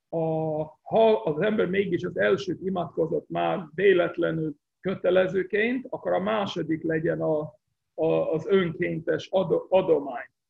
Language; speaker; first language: Hungarian; early bilingual, heritage; Hungarian